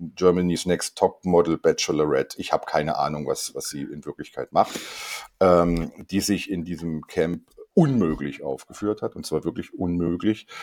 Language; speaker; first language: German; non-native, fluent; Korean